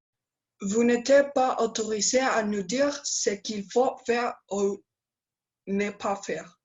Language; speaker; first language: French; non-native, learner; Spanish